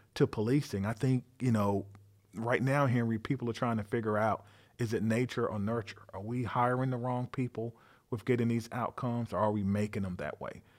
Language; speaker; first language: English; native; English